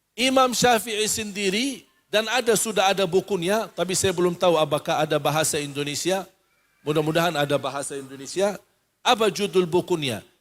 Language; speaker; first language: Malay; non-native, fluent; Arabic